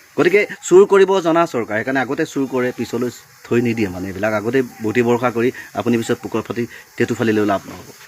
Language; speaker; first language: Assamese; native; Assamese